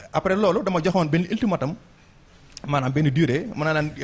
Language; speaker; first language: French; non-native, local second language; Wolof